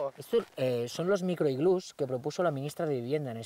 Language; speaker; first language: Spanish; native; Spanish